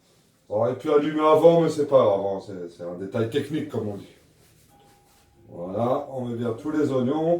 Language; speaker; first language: French; native; French